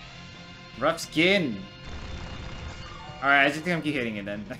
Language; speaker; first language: English; native; English